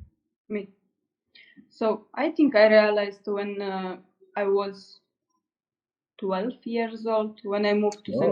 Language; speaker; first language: English; non-native, learner; Russian